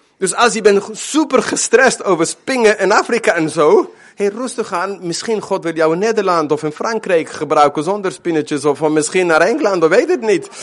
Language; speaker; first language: Dutch; non-native, fluent; Spanish